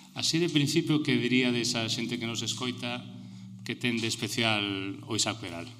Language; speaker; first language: Galician; non-native, local second language; Spanish